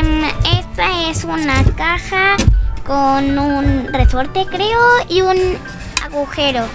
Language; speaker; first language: Spanish; early bilingual, other home language; French